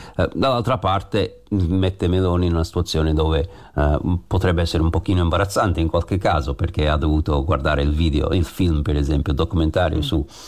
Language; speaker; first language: Italian; non-native, fluent; English